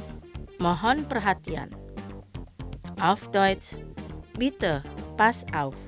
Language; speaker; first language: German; non-native, fluent; Indonesian